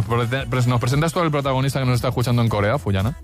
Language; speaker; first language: Spanish; native; Spanish